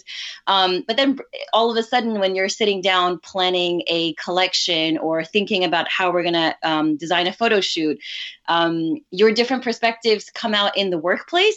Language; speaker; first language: English; early bilingual, other home language; Urdu